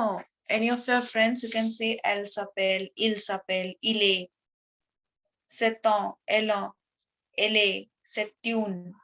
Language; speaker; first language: French; non-native, fluent; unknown